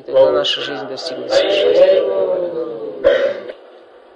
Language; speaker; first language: Russian; non-native, fluent; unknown